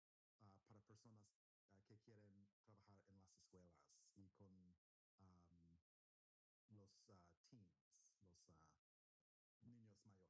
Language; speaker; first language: Spanish; non-native, learner; English